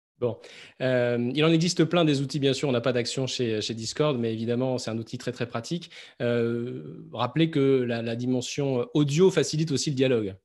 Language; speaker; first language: French; native; French